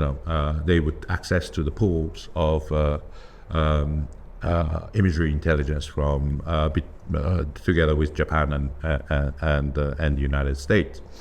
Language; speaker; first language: English; non-native, fluent; Japanese